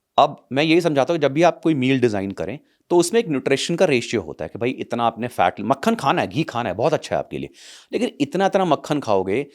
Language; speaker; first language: Hindi; non-native, local second language; Punjabi